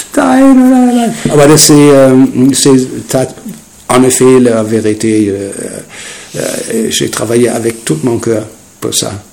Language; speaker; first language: French; non-native, learner; German